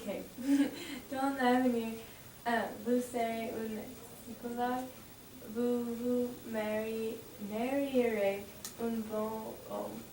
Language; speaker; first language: French; non-native, learner; English